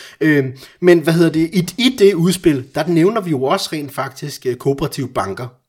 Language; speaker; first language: Danish; early bilingual, other home language; Persian